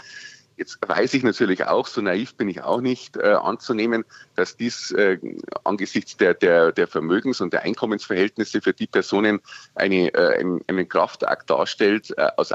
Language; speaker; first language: German; native; German